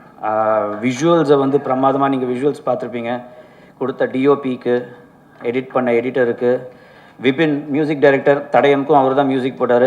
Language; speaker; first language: Tamil; native; Tamil